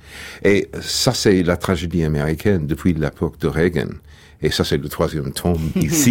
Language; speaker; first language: French; non-native, fluent; English